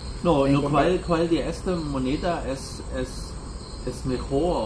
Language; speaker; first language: Spanish; non-native, learner; German